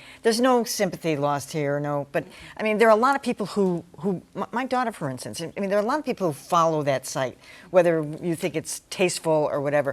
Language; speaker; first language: English; native; English